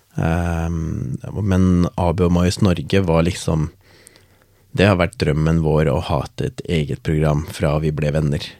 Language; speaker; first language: Norwegian; non-native, local second language; Tamil